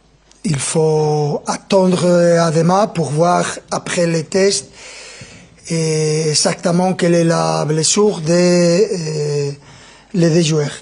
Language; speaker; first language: French; non-native, fluent; Spanish